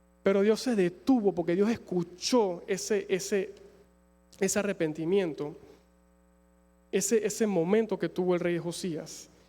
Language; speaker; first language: Spanish; native; Spanish